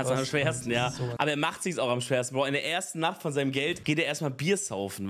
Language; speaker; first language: German; native; German